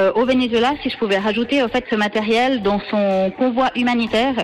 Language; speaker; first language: French; early bilingual, other home language; Spanish